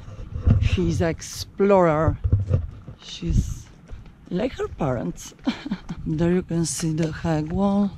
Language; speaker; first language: English; non-native, fluent; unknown